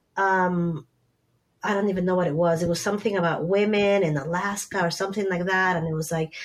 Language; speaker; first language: English; non-native, fluent; Spanish